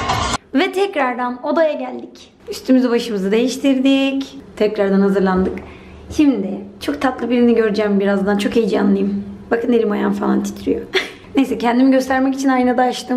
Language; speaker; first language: Turkish; native; Turkish